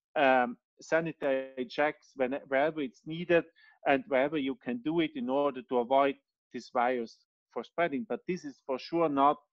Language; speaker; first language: English; non-native, fluent; Italian